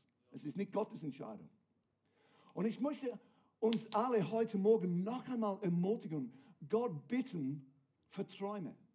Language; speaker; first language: German; non-native, fluent; English